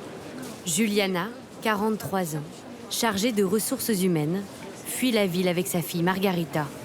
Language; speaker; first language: French; native; French